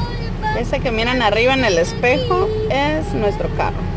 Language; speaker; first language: Spanish; native; Spanish